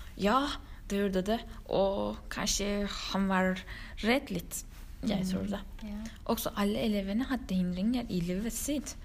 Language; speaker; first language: Norwegian; non-native, learner; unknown